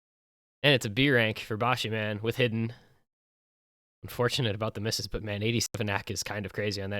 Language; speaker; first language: English; native; English